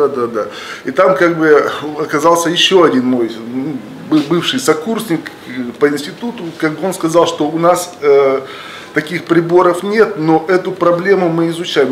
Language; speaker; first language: Russian; native; Russian